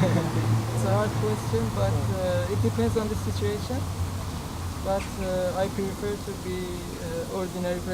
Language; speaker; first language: English; non-native, learner; Persian